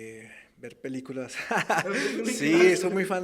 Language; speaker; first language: Spanish; native; Spanish